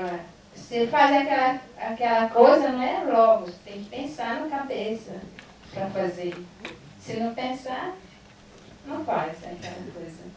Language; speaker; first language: Portuguese; non-native, learner; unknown